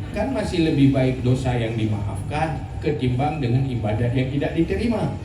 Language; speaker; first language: Malay; non-native, local second language; Achinese